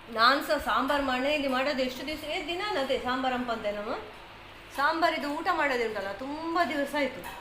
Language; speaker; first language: Kannada; non-native, local second language; Tulu